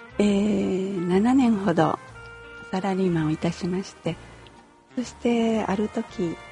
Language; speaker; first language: Japanese; native; Japanese